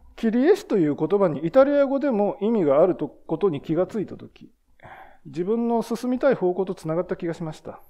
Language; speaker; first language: Japanese; native; Japanese